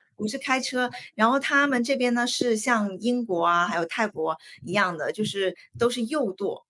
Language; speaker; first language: Chinese; native; Chinese